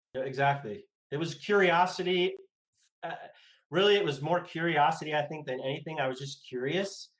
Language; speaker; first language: English; native; English